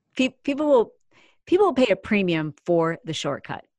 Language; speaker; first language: English; native; English